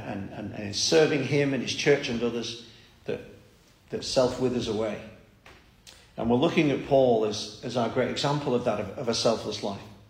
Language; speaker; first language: English; native; English